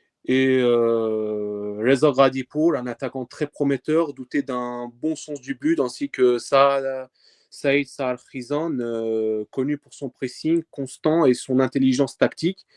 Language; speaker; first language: French; early bilingual, other home language; Persian